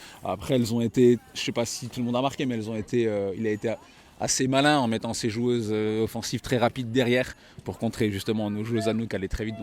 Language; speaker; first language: French; native; French